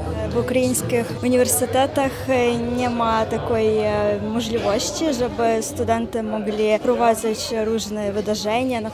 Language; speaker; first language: Polish; non-native, fluent; Ukrainian